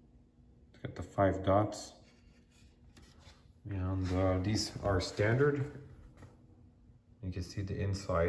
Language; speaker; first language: English; native; English